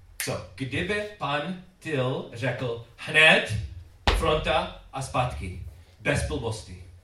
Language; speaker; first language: Czech; non-native, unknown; English